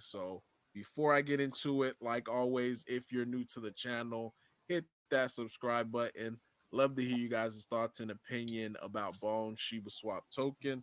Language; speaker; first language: English; native; English